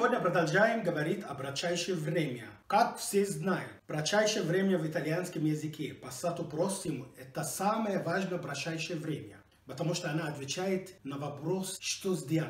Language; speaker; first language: Russian; non-native, fluent; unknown